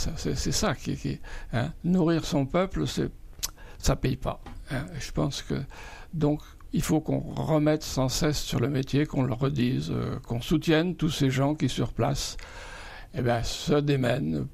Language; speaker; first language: French; native; French